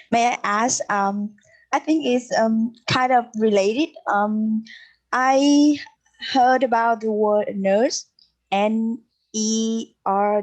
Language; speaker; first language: English; non-native, learner; Vietnamese